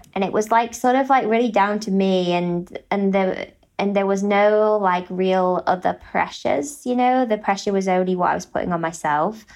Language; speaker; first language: English; native; English